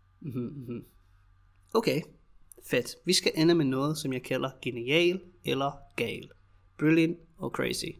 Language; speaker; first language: Danish; native; Danish